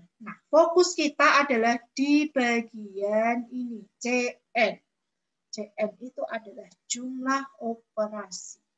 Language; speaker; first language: Indonesian; native; Indonesian